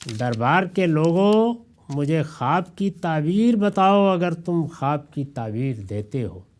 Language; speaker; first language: Urdu; non-native, local second language; Punjabi